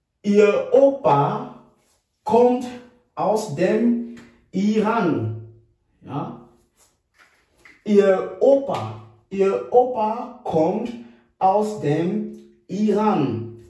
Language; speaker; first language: German; non-native, fluent; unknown